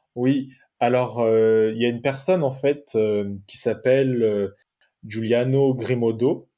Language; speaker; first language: French; native; French